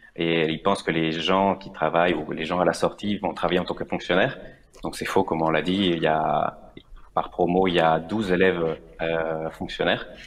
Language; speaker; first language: French; non-native, fluent; Spanish